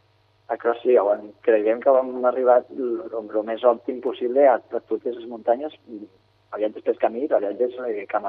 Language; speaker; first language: Catalan; native; Catalan